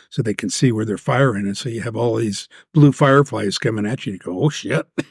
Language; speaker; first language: English; native; English